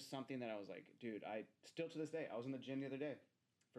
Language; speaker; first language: English; native; English